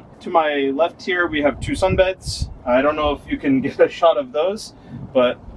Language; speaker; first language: English; native; English